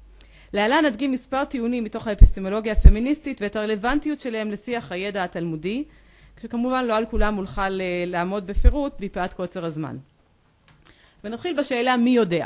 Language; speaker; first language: Hebrew; native; Hebrew